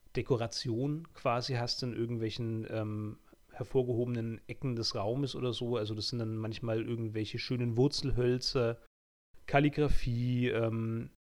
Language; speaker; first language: German; native; German